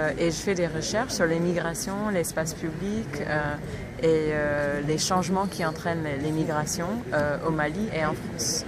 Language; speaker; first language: French; non-native, fluent; English